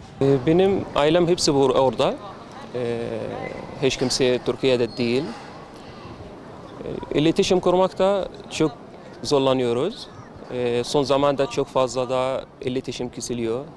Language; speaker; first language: Turkish; non-native, fluent; Arabic